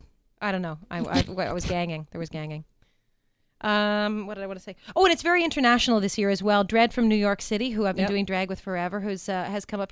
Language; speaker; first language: English; native; English